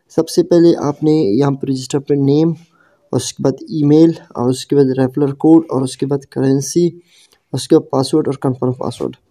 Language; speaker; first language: Urdu; non-native, local second language; Baluchi